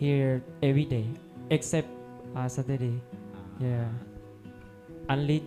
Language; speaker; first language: English; non-native, learner; Thai